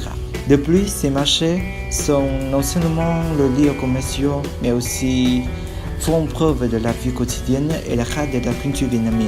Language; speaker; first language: French; non-native, learner; Vietnamese